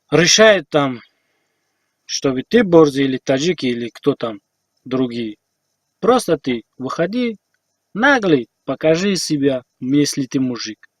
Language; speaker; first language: Russian; non-native, learner; Tajik